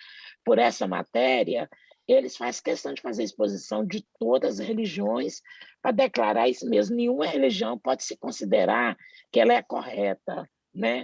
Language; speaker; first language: Portuguese; native; Portuguese